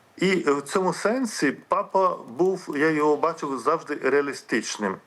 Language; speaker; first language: Ukrainian; non-native, fluent; Lithuanian